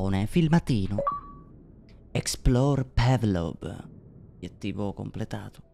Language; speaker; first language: Italian; native; Italian